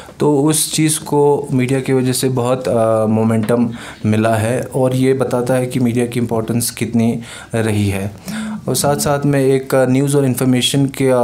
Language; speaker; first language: Hindi; non-native, local second language; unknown